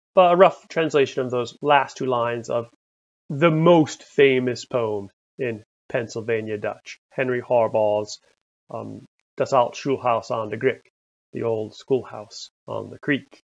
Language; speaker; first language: English; native; English